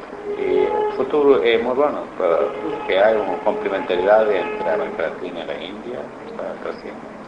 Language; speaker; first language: Spanish; non-native, learner; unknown